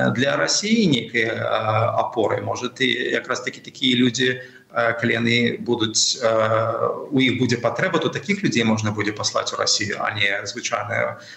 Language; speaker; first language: Belarusian; non-native, local second language; Russian